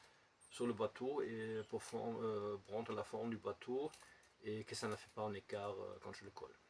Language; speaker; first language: French; non-native, fluent; German